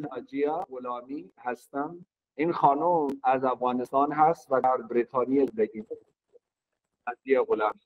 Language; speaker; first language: Persian; non-native, fluent; Urdu